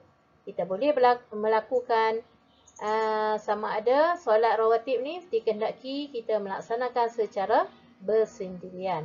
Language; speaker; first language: Malay; native; Malay